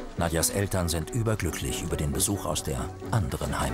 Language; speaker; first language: German; native; German